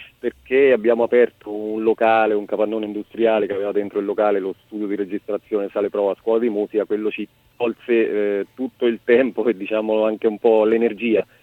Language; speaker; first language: Italian; native; Italian